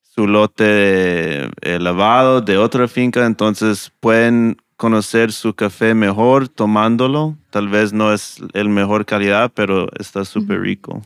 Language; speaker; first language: Spanish; non-native, fluent; English